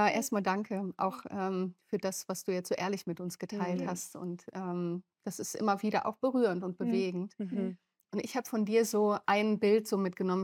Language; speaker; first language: German; native; German